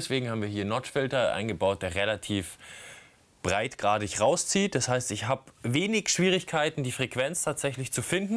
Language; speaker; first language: German; native; German